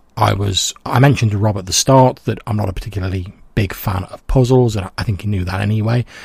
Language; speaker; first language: English; native; English